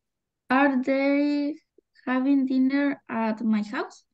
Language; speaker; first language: English; non-native, learner; Spanish